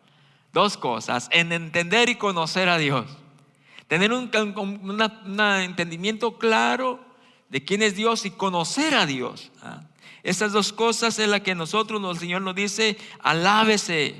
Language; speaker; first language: Spanish; native; Spanish